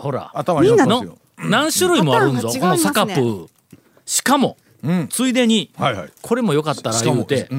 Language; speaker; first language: Japanese; native; Japanese